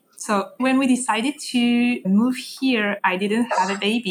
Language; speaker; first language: English; non-native, fluent; French